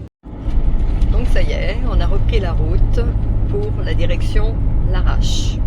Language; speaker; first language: French; native; French